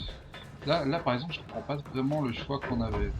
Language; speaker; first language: French; native; French